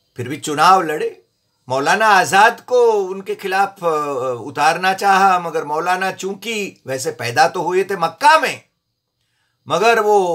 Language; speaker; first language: Hindi; non-native, local second language; Gujarati